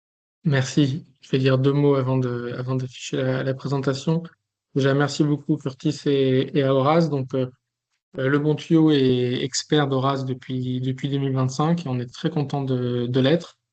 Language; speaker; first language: French; native; French